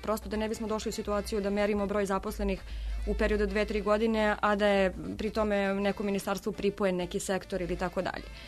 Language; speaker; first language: Serbian; native; Serbian